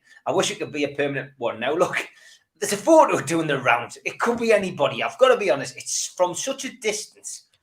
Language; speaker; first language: English; native; English